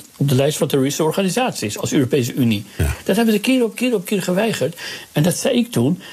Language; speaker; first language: Dutch; non-native, fluent; Persian